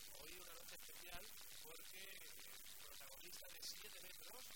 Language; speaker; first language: Spanish; native; Spanish